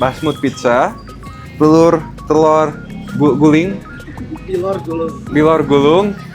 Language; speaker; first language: Indonesian; non-native, learner; Czech